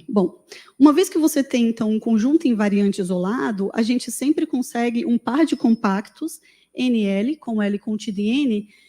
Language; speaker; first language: Portuguese; native; Portuguese